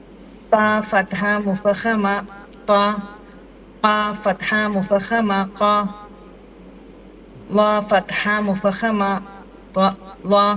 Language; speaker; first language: Arabic; non-native, learner; Malayalam